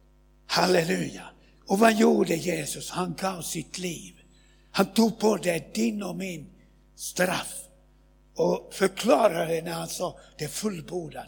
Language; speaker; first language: Swedish; non-native, fluent; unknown